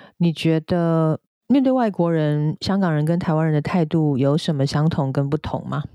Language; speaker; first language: Chinese; native; Chinese